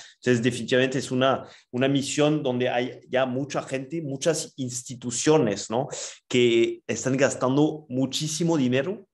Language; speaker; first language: Spanish; non-native, fluent; French